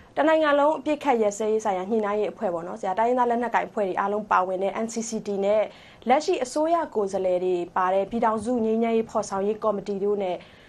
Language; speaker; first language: Burmese; native; Burmese